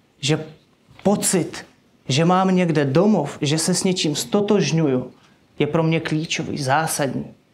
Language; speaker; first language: Czech; non-native, fluent; Russian